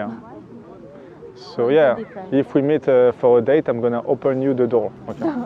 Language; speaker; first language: English; non-native, fluent; French